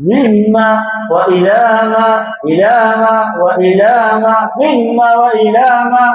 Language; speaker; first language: Arabic; non-native, learner; Bangla